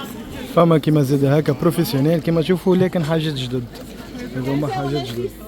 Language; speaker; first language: Arabic; native; Arabic